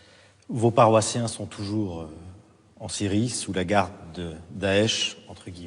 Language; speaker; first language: French; native; French